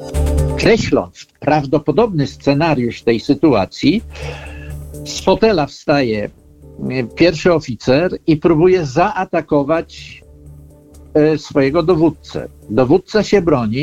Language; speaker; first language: Polish; native; Polish